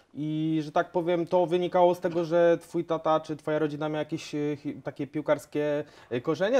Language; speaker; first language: Polish; native; Polish